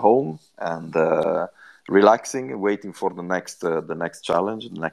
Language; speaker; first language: English; non-native, fluent; Italian